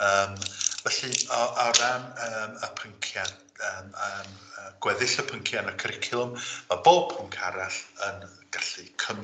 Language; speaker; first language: Welsh; native; Welsh